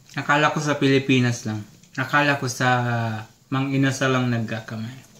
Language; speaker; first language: Filipino; non-native, local second language; Bikol